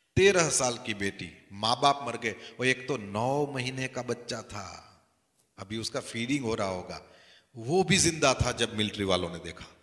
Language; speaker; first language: Hindi; non-native, local second language; Gujarati